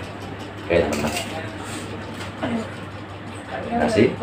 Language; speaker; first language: Indonesian; native; Indonesian